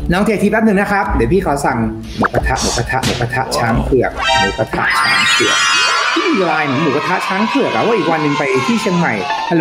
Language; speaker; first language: Thai; native; Thai